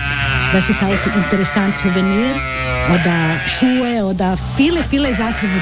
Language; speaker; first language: German; non-native, learner; Croatian